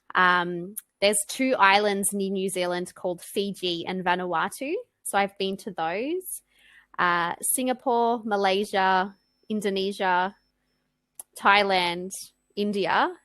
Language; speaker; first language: English; native; English